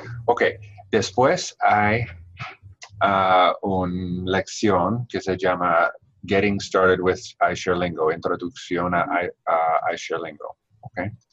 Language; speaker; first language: Spanish; non-native, learner; English